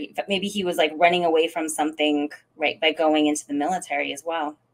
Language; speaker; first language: English; native; English